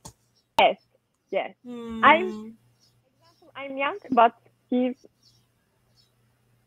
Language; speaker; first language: English; non-native, learner; Turkish